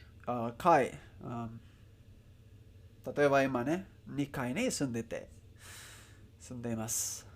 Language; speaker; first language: Japanese; non-native, learner; Spanish